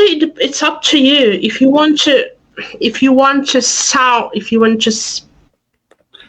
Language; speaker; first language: English; non-native, fluent; Russian